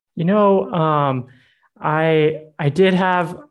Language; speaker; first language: English; early bilingual, other home language; Burmese